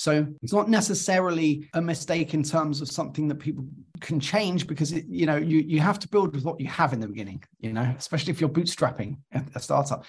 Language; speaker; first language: English; native; English